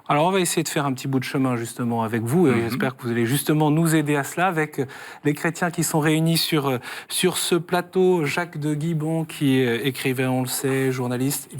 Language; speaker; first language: French; native; French